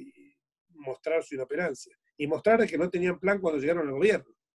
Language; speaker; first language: Spanish; native; Spanish